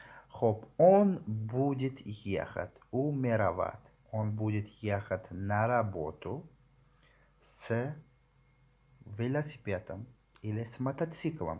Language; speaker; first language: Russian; non-native, learner; Tajik